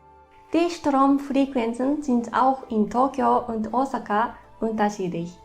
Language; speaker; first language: German; non-native, fluent; Japanese